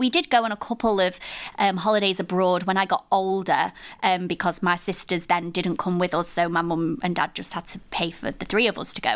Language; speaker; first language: English; native; English